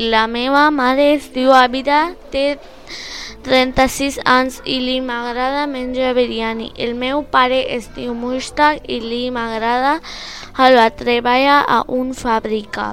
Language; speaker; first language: Catalan; non-native, learner; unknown